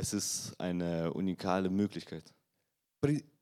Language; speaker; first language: German; non-native, learner; Russian